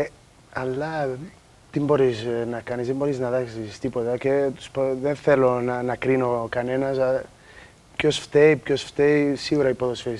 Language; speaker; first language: Greek; non-native, learner; Portuguese